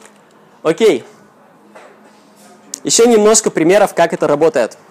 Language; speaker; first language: Russian; native; Russian